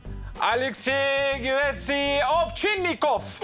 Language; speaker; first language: Russian; native; Russian